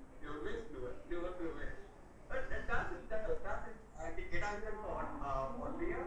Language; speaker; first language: German; non-native, learner; Hindi